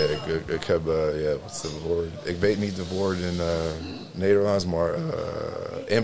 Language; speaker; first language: Dutch; non-native, learner; English